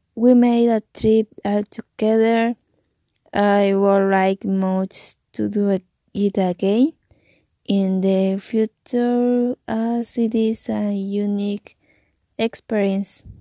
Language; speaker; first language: English; non-native, learner; Spanish